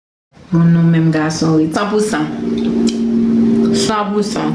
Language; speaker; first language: French; non-native, learner; Haitian Creole